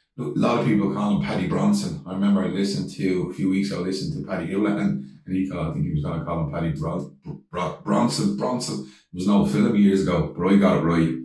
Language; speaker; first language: English; native; English